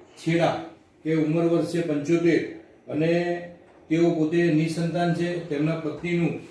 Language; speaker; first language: Gujarati; native; Gujarati